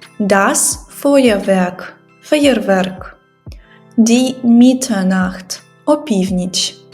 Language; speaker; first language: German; non-native, fluent; Ukrainian